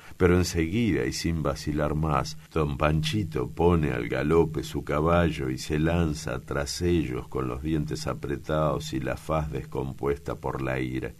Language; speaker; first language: Spanish; native; Spanish